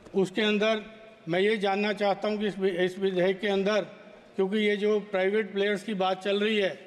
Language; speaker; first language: Hindi; native; Hindi